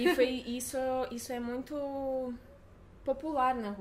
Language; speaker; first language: Portuguese; non-native, fluent; Russian